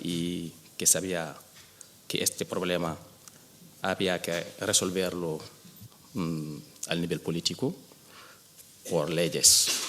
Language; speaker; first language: Spanish; non-native, fluent; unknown